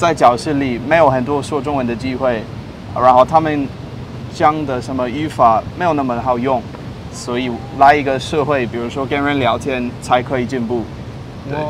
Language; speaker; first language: Chinese; non-native, fluent; English